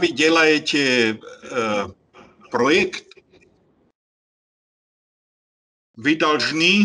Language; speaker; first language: Russian; non-native, learner; Slovak